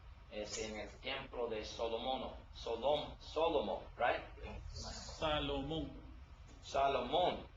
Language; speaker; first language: Spanish; non-native, learner; English